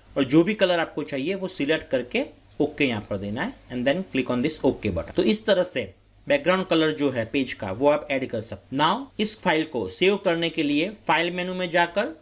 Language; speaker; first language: Hindi; non-native, local second language; Gujarati